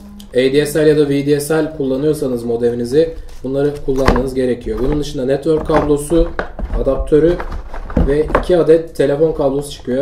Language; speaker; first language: Turkish; native; Turkish